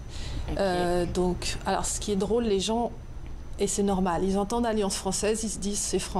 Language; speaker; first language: French; native; French